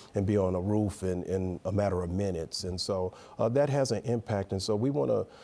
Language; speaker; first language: English; native; English